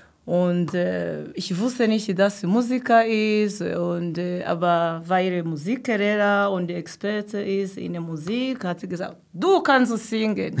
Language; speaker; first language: German; non-native, learner; Kinyarwanda